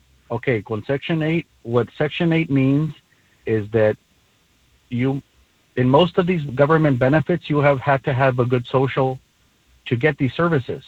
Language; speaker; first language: English; early bilingual, other home language; Spanish